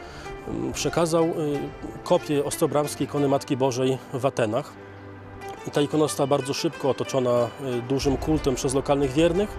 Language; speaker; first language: Polish; native; Polish